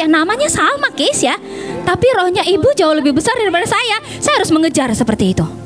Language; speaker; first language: Indonesian; native; Indonesian